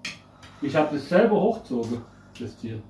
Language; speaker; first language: German; non-native, fluent; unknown